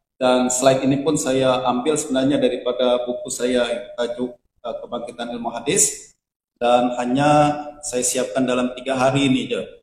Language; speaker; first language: Indonesian; native; Indonesian